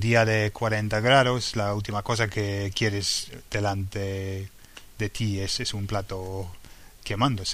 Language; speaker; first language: Spanish; non-native, fluent; English